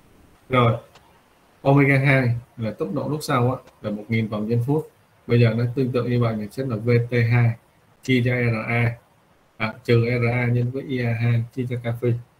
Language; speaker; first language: Vietnamese; native; Vietnamese